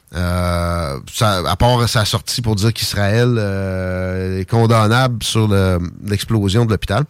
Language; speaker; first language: French; native; French